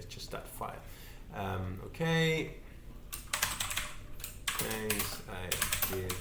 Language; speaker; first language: English; non-native, fluent; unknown